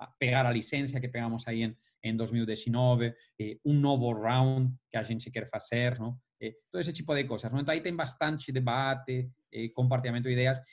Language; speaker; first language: Portuguese; non-native, fluent; Spanish